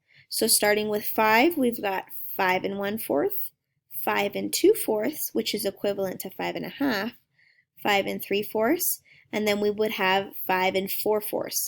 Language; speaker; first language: English; native; English